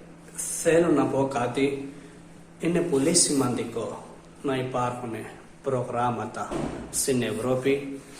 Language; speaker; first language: Greek; non-native, fluent; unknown